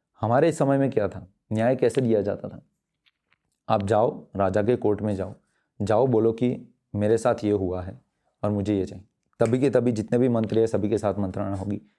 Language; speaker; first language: Hindi; non-native, local second language; Gujarati